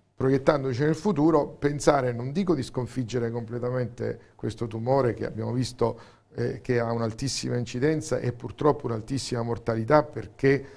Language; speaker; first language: Italian; native; Italian